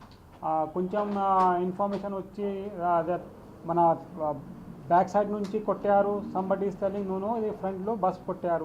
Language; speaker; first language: Telugu; non-native, local second language; Hindi